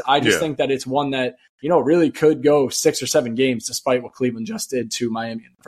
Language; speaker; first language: English; native; English